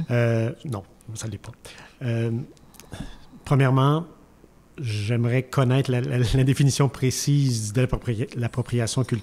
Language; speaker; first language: French; native; French